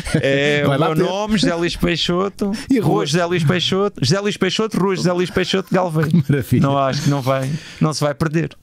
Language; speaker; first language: Portuguese; native; Portuguese